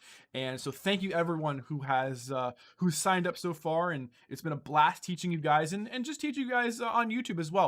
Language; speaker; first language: English; native; English